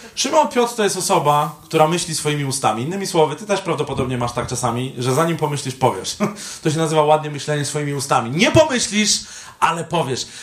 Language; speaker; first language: Polish; native; Polish